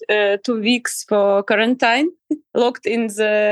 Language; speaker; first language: English; non-native, fluent; Ukrainian